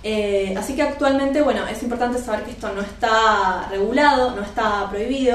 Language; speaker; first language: Spanish; native; Spanish